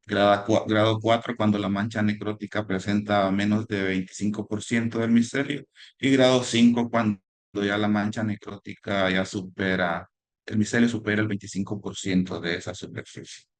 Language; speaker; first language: Spanish; native; Spanish